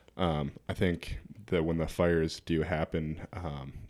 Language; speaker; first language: English; native; English